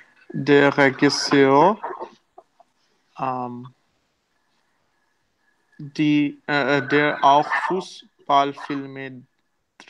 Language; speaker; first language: German; non-native, learner; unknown